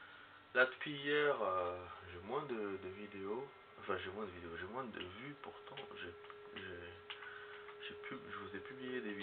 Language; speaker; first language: French; native; French